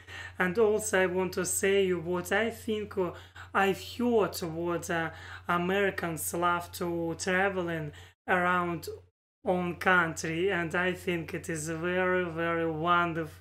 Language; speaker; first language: English; non-native, learner; Russian